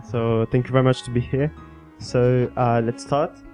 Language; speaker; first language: English; non-native, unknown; French